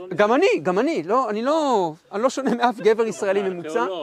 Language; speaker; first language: Hebrew; native; Hebrew